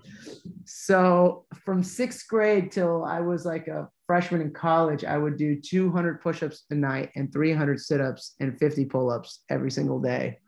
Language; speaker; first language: English; native; English